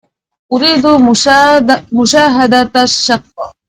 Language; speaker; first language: Arabic; non-native, learner; Bangla